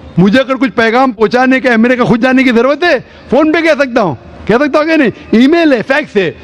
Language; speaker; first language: Urdu; non-native, local second language; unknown